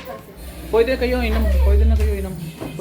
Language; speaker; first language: Filipino; non-native, learner; Hindi